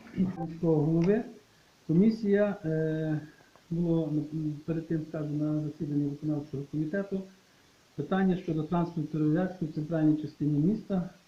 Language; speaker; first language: Ukrainian; native; Ukrainian